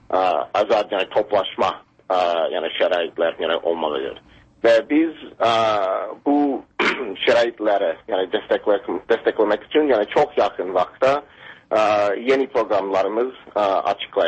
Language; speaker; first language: Turkish; non-native, fluent; English